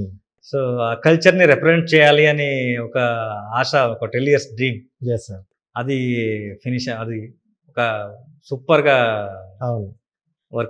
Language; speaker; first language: Telugu; non-native, learner; Kannada